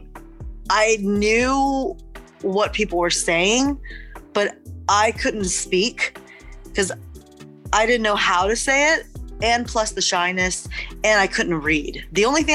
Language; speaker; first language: English; early bilingual, other home language; Chinese